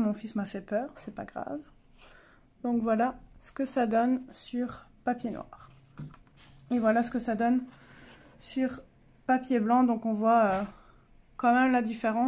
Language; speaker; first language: French; native; French